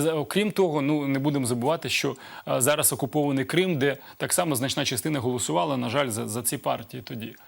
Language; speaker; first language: Ukrainian; native; Ukrainian